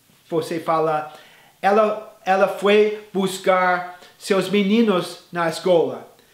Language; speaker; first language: Portuguese; non-native, fluent; English